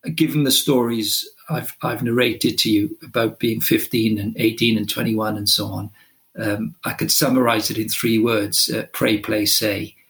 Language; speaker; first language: English; non-native, local second language; Welsh